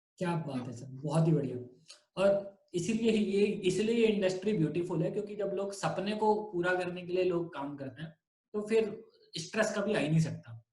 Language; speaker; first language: Hindi; native; Hindi